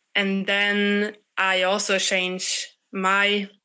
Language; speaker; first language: English; non-native, fluent; Swedish